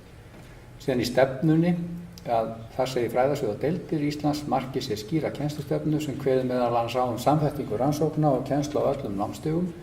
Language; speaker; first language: Icelandic; native; Icelandic